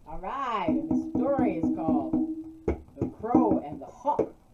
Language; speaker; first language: English; native; English